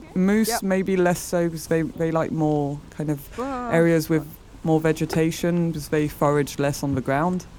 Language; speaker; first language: English; non-native, fluent; French